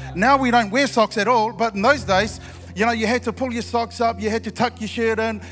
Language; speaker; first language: English; native; English